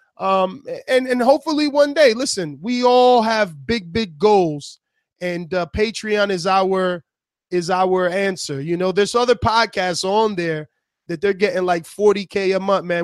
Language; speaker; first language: English; early bilingual, other home language; Spanish